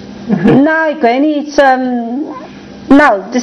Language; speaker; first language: Dutch; non-native, learner; Chinese